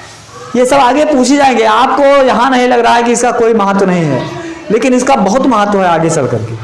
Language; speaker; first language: Hindi; native; Hindi